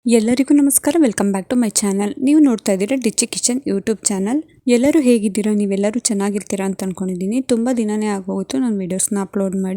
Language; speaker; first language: Kannada; native; Kannada